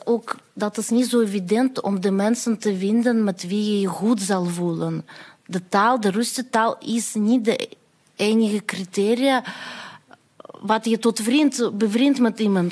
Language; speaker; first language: Dutch; non-native, fluent; Russian